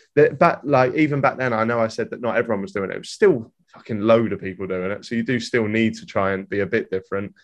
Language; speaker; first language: English; native; English